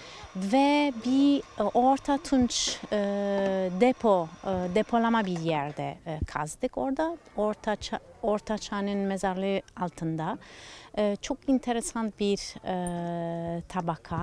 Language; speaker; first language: Turkish; non-native, learner; Italian